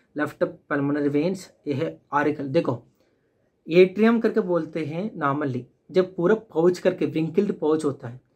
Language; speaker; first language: Hindi; non-native, local second language; Telugu